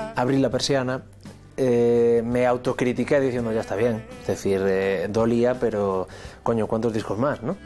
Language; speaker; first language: Spanish; native; Spanish